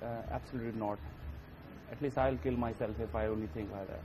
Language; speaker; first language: English; non-native, local second language; Urdu